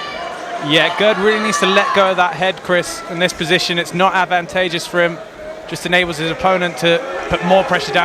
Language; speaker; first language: English; native; English